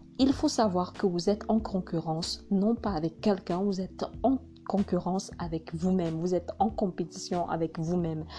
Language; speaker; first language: French; non-native, local second language; Hausa